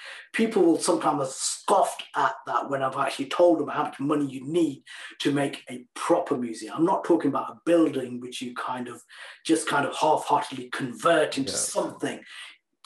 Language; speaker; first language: English; native; English